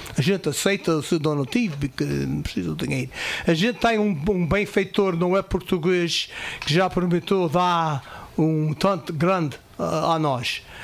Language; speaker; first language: Portuguese; early bilingual, heritage; Portuguese